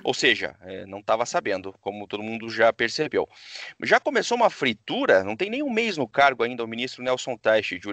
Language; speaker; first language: Portuguese; native; Portuguese